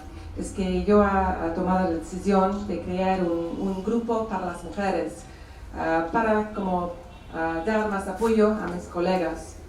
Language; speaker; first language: Spanish; non-native, fluent; English